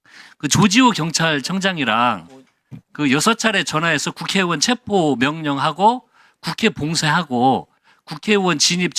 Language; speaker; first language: Korean; native; Korean